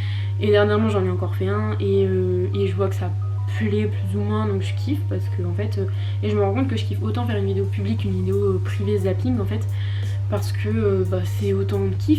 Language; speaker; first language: French; native; French